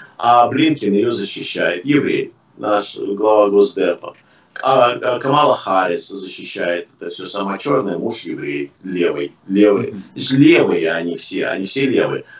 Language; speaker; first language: Russian; native; Russian